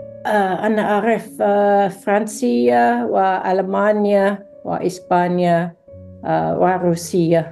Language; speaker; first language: Arabic; non-native, learner; English